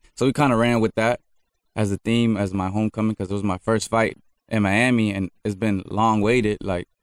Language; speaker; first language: English; native; English